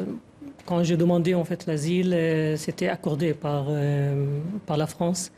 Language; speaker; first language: French; non-native, fluent; Arabic